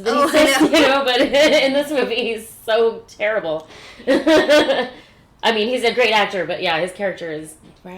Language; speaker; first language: English; native; English